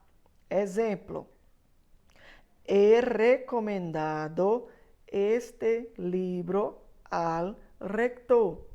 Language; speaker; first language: Spanish; non-native, fluent; Portuguese